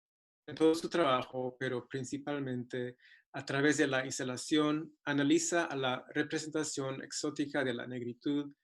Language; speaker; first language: Spanish; non-native, fluent; English